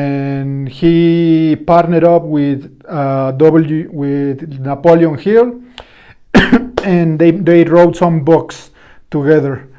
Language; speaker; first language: English; non-native, fluent; Spanish